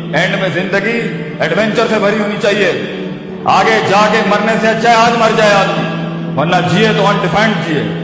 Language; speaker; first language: Urdu; non-native, local second language; Punjabi